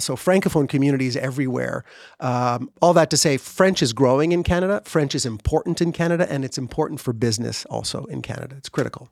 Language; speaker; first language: English; native; English